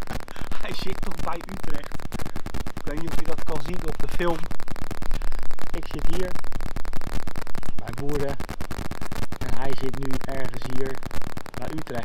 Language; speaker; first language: Dutch; native; Dutch